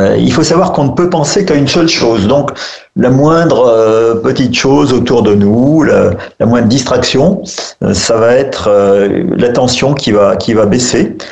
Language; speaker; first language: French; native; French